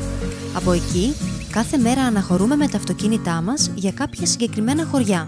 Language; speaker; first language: Greek; native; Greek